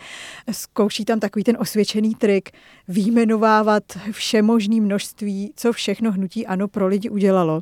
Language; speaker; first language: Czech; native; Czech